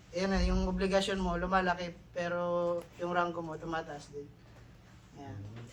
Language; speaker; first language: Filipino; non-native, local second language; Iloko